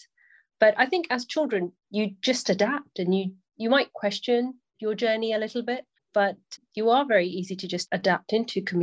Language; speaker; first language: English; native; English